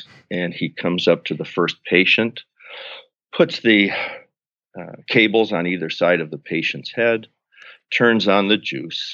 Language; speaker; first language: English; native; English